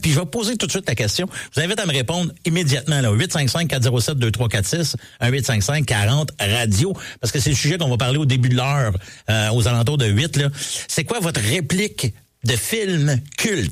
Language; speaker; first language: French; native; French